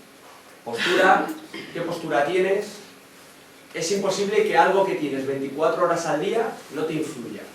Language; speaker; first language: Spanish; native; Spanish